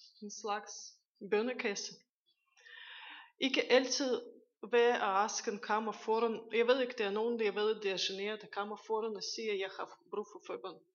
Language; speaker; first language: Danish; non-native, fluent; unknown